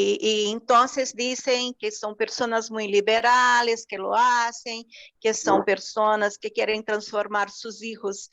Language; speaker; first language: Spanish; non-native, fluent; Portuguese